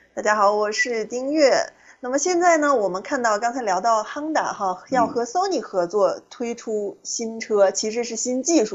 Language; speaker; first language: Chinese; native; Chinese